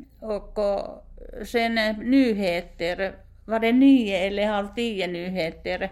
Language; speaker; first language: Swedish; non-native, fluent; Finnish